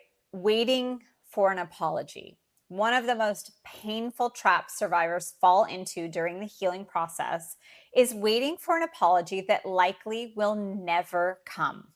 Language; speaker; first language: English; native; English